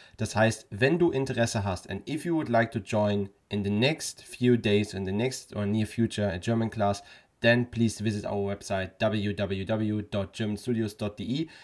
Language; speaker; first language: English; non-native, fluent; German